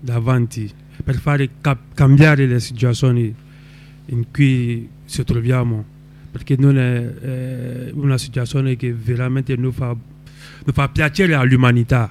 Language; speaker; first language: Italian; non-native, local second language; French